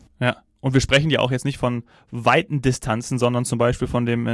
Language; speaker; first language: German; native; German